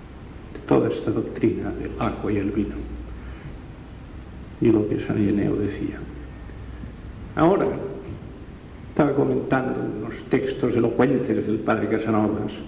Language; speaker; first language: Spanish; non-native, local second language; Catalan